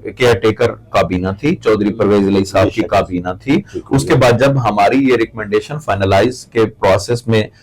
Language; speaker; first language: Urdu; non-native, local second language; Saraiki